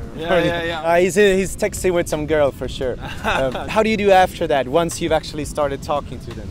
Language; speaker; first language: English; non-native, fluent; Swedish